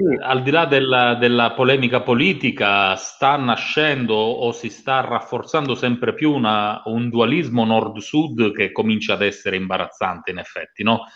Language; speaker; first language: Italian; native; Italian